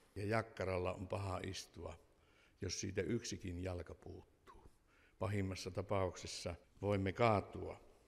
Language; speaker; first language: Finnish; native; Finnish